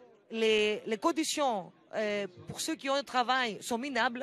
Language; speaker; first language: French; non-native, fluent; Greek